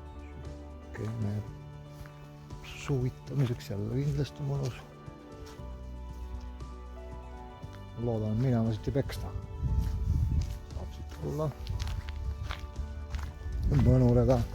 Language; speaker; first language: Estonian; native; Estonian